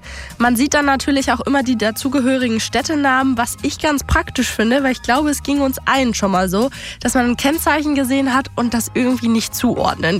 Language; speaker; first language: German; native; German